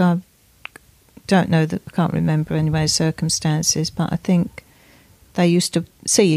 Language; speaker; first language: English; native; English